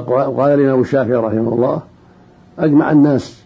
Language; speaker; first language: Arabic; native; Arabic